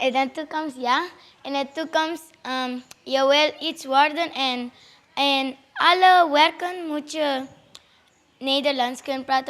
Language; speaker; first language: Dutch; non-native, local second language; Papiamento